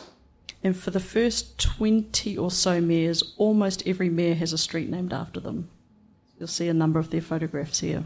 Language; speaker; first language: English; native; English